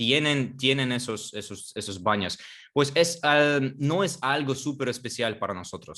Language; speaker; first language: Spanish; non-native, fluent; Russian